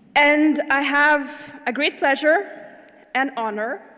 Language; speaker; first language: English; non-native, fluent; Lithuanian